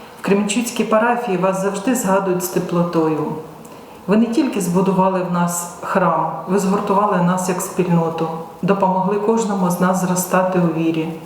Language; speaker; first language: Ukrainian; native; Ukrainian